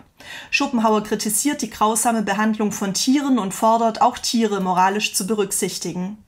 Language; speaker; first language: German; native; German